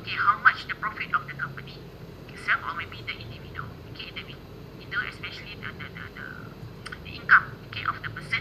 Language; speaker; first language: English; non-native, local second language; Malay